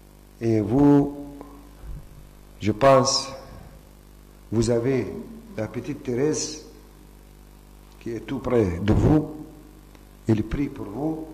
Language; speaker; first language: French; non-native, fluent; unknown